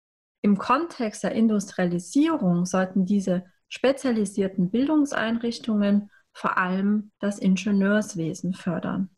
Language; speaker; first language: German; native; German